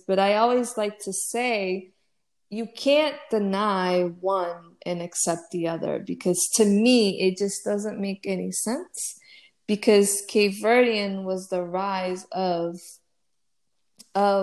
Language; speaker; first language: English; native; English